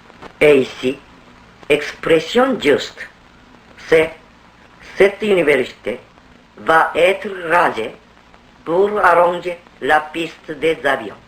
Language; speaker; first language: French; non-native, fluent; Korean